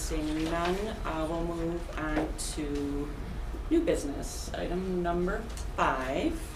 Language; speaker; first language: English; native; English